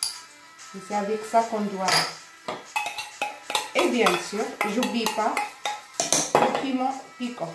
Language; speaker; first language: French; non-native, local second language; Arabic